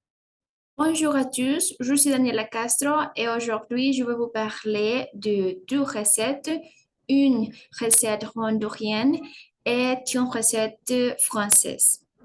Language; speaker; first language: French; non-native, learner; Spanish